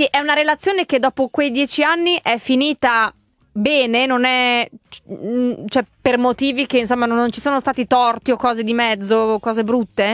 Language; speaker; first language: Italian; native; Italian